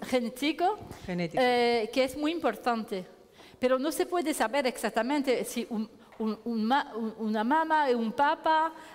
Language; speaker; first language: Spanish; non-native, learner; French